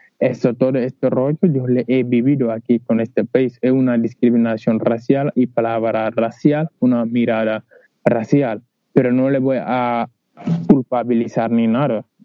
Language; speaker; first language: Spanish; non-native, learner; Wolof